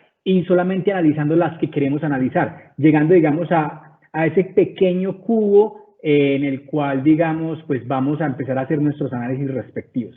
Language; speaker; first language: Spanish; native; Spanish